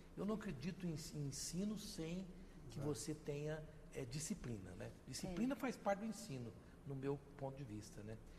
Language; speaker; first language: Portuguese; native; Portuguese